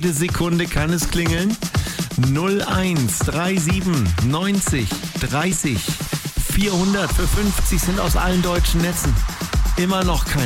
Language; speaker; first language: German; native; German